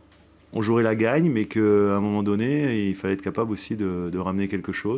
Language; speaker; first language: French; native; French